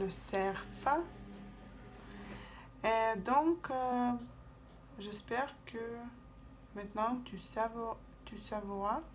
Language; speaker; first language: French; non-native, fluent; Russian